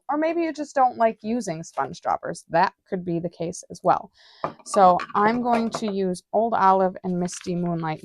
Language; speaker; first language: English; native; English